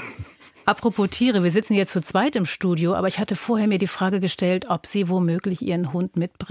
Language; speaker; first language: German; native; German